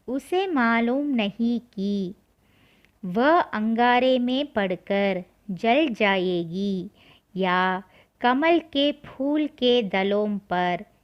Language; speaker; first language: Hindi; non-native, local second language; Tamil